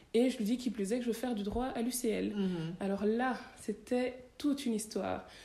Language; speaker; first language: French; native; French